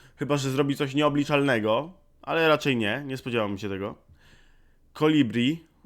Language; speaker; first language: Polish; native; Polish